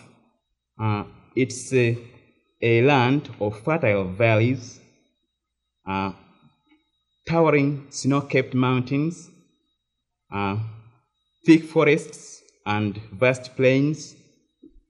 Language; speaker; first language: English; non-native, local second language; Ganda